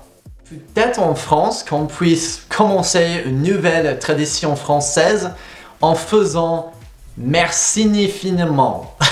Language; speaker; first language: French; non-native, fluent; English